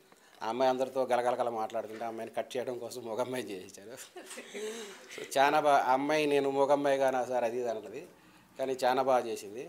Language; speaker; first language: Telugu; native; Telugu